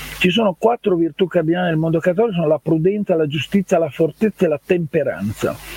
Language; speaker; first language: Italian; native; Italian